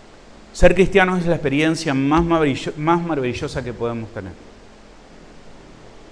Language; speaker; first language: Spanish; native; Spanish